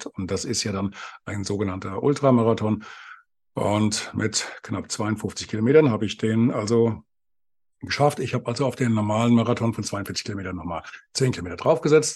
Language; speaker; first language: German; native; German